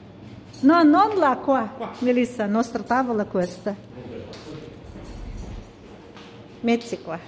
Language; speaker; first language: Italian; non-native, learner; Russian